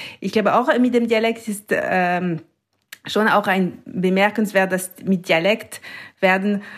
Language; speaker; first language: German; non-native, local second language; French